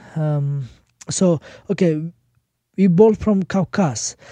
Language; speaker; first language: English; non-native, learner; Georgian